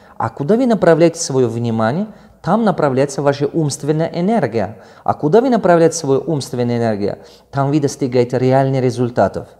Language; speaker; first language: Russian; non-native, local second language; Tajik